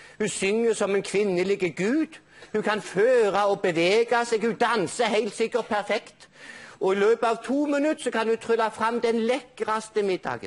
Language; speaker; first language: Norwegian; native; Norwegian